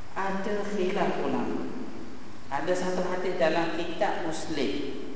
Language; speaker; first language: Malay; early bilingual, heritage; Arabic